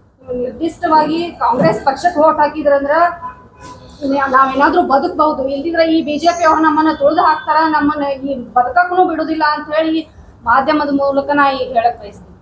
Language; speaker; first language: Kannada; non-native, local second language; Lambadi